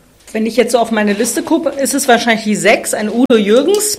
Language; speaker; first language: German; native; German